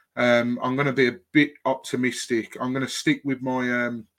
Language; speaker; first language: English; native; English